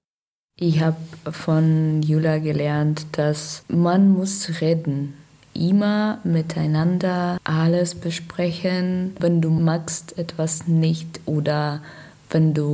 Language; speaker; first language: German; non-native, learner; Russian